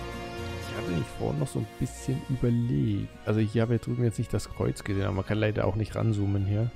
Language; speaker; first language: German; native; German